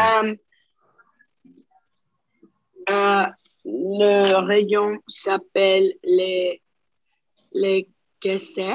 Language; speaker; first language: French; non-native, learner; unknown